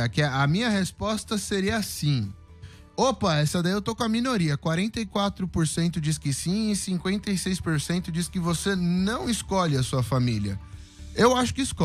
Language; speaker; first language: Portuguese; native; Portuguese